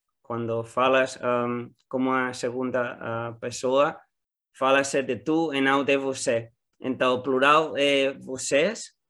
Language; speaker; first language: Portuguese; non-native, learner; Galician